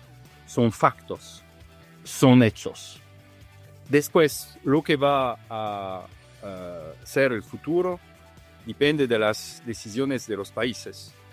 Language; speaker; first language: Spanish; non-native, fluent; Italian